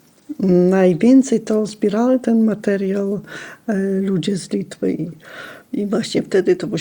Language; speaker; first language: Polish; non-native, local second language; Lithuanian